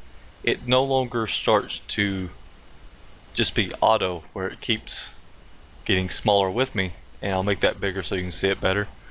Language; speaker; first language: English; native; English